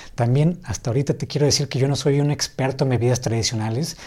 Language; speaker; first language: Spanish; native; Spanish